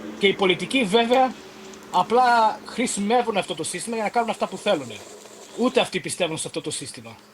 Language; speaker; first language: Greek; early bilingual, heritage; Greek